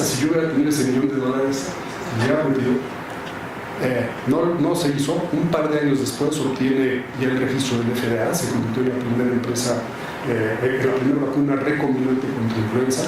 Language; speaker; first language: Spanish; native; Spanish